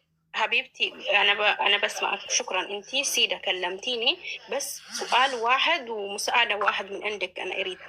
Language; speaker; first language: Arabic; non-native, learner; Oromo